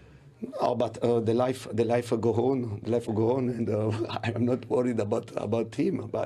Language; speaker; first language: English; non-native, learner; Italian